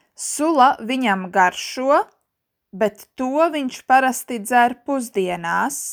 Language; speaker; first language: Latvian; native; Latvian